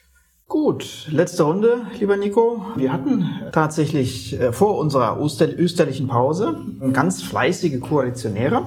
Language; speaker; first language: German; native; German